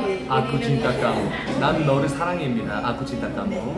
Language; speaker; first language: Korean; native; Korean